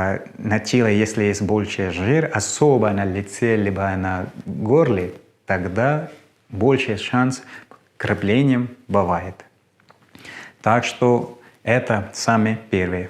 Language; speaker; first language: Russian; non-native, learner; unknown